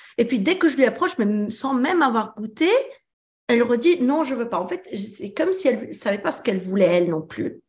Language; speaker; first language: French; early bilingual, other home language; Italian